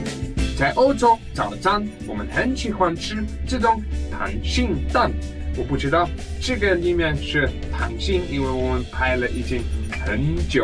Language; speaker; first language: Chinese; non-native, learner; German